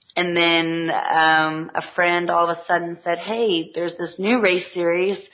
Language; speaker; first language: English; native; English